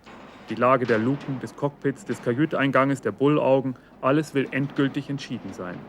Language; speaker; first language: German; native; German